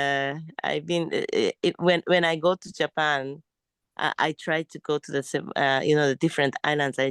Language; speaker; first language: English; non-native, fluent; Japanese